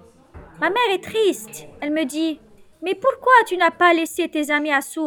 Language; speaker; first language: French; non-native, local second language; Arabic